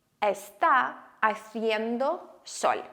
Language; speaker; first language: Spanish; non-native, fluent; Ukrainian